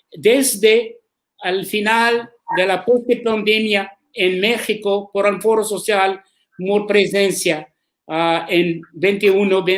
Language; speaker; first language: Spanish; non-native, learner; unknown